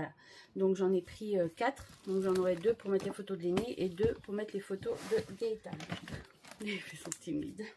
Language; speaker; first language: French; native; French